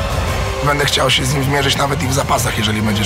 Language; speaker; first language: Polish; native; Polish